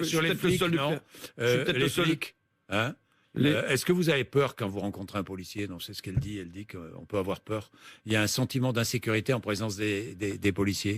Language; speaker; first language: French; native; French